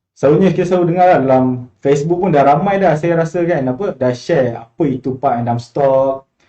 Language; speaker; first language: Malay; native; Malay